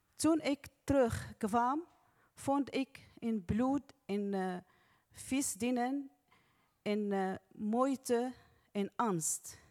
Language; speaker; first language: Dutch; non-native, learner; Arabic